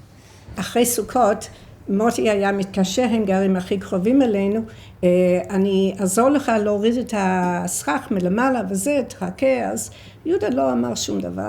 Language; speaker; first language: Hebrew; non-native, fluent; English